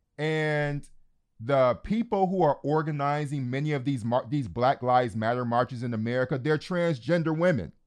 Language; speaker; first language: English; native; English